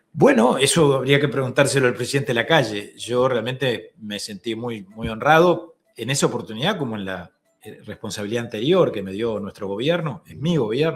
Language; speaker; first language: Spanish; native; Spanish